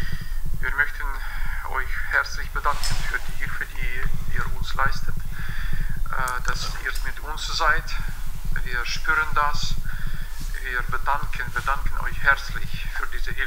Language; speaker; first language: German; non-native, fluent; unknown